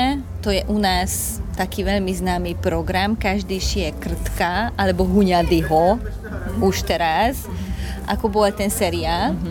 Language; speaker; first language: Slovak; non-native, local second language; Hungarian